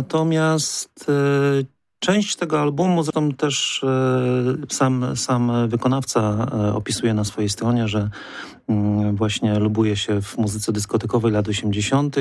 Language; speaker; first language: Polish; native; Polish